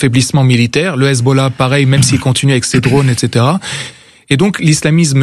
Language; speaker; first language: French; non-native, local second language; Arabic